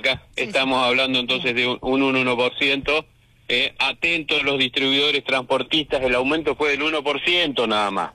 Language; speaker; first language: Spanish; native; Spanish